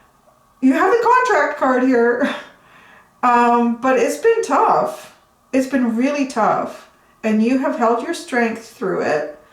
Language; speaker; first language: English; native; English